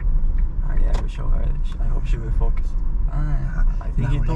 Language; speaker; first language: English; non-native, learner; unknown